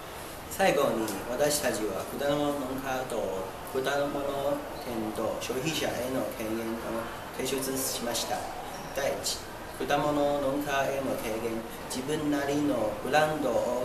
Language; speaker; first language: Japanese; non-native, learner; Chinese